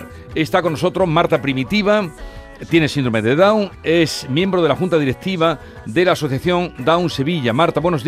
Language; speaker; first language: Spanish; native; Spanish